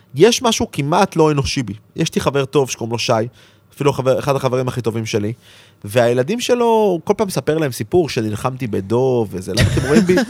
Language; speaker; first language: Hebrew; native; Hebrew